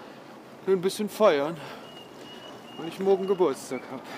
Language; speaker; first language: German; native; German